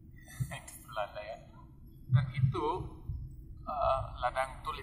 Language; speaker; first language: Indonesian; non-native, learner; Dutch